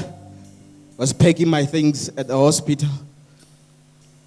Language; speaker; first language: English; non-native, local second language; Tswana